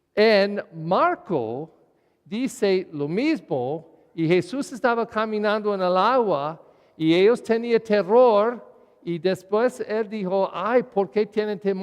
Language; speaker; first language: Spanish; non-native, learner; English